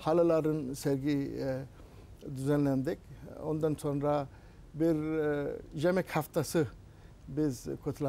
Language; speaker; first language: Turkish; non-native, learner; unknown